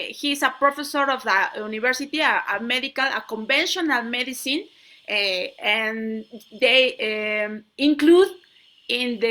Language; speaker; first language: English; non-native, learner; Spanish